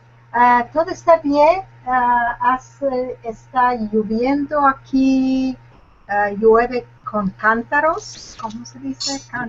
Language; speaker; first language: Spanish; non-native, learner; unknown